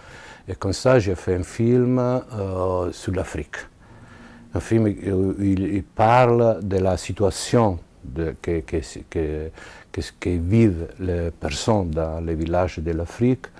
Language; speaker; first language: French; non-native, learner; Italian